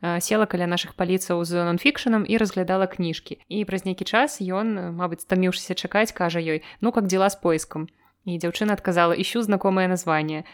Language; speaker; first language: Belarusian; non-native, local second language; Russian